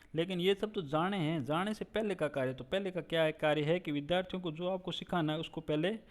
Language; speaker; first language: Hindi; non-native, local second language; Gujarati